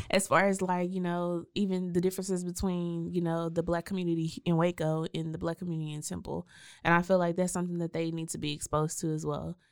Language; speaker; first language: English; native; English